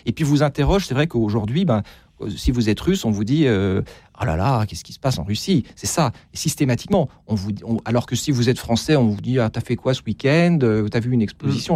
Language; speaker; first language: French; native; French